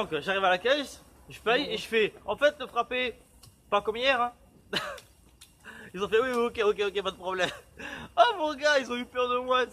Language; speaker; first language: French; native; French